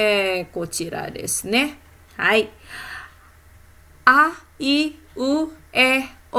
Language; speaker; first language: Japanese; non-native, fluent; Indonesian